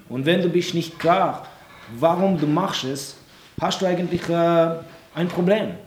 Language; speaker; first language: German; non-native, local second language; French